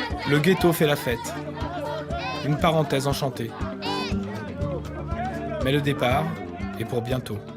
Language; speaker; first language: French; native; French